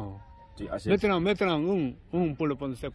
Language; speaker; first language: French; non-native, learner; Korean